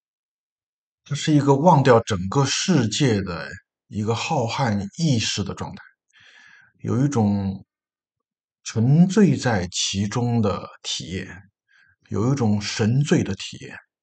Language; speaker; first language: Chinese; native; Chinese